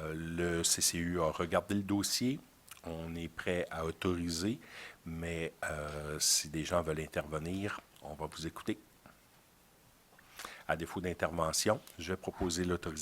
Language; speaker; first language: French; native; French